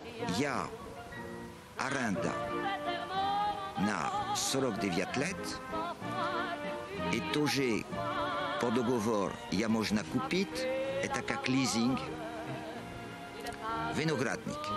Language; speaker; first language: Russian; non-native, learner; French